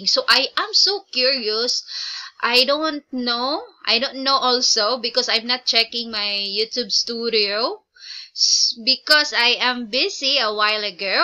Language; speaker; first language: English; non-native, local second language; Filipino